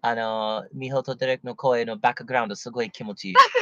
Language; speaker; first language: Japanese; non-native, learner; English